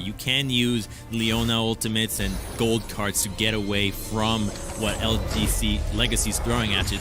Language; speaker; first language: English; native; English